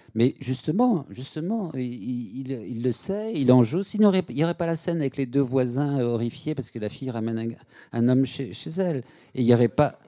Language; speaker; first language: French; native; French